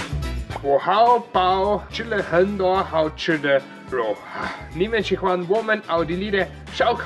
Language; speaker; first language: Chinese; non-native, fluent; German